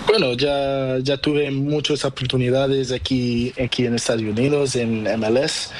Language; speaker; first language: Spanish; non-native, learner; Portuguese